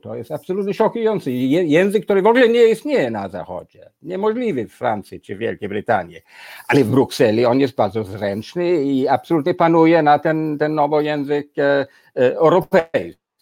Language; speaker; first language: Polish; non-native, fluent; English